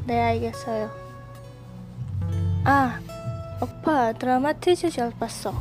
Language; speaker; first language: Korean; non-native, learner; Indonesian